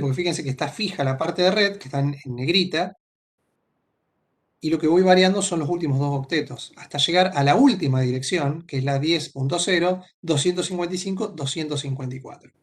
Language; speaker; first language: Spanish; native; Spanish